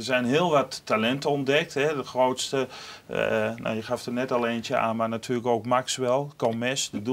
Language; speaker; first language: Dutch; native; Dutch